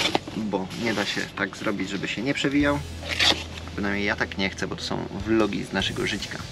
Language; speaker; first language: Polish; native; Polish